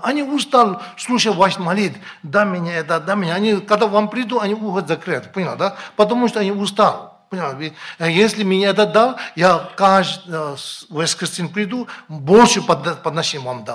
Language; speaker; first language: Russian; non-native, learner; Tibetan